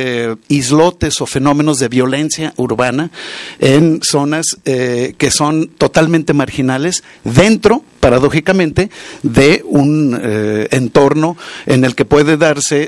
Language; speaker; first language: Spanish; native; Spanish